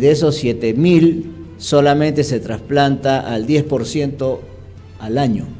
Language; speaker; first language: Spanish; native; Spanish